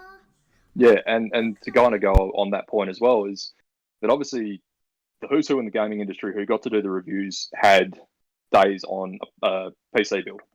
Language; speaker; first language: English; native; English